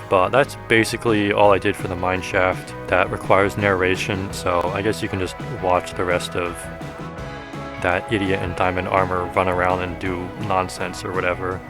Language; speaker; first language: English; native; English